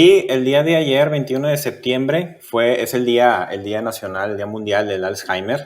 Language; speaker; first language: Spanish; native; Spanish